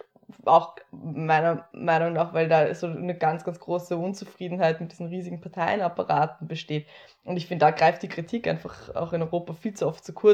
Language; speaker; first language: German; native; German